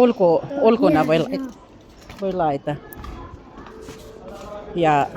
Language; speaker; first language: Finnish; non-native, learner; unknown